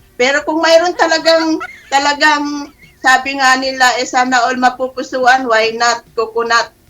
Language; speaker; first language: Filipino; non-native, local second language; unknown